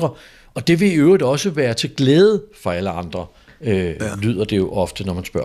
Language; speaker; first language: Danish; native; Danish